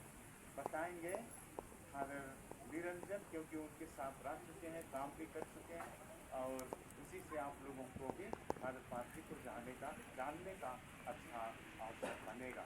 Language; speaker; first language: Hindi; native; Hindi